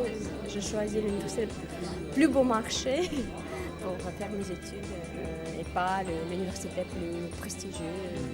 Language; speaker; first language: French; non-native, fluent; Latvian